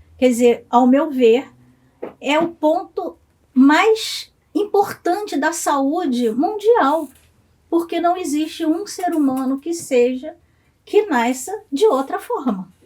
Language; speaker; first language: Portuguese; native; Portuguese